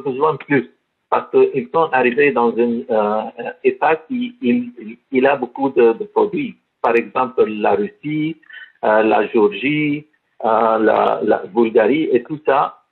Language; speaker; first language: French; non-native, learner; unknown